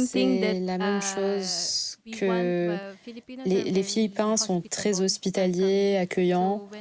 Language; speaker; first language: French; non-native, fluent; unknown